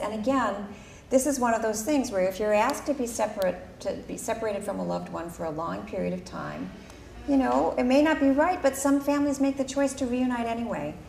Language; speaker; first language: English; early bilingual, other home language; Spanish